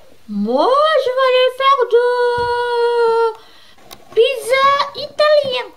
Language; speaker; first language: French; non-native, learner; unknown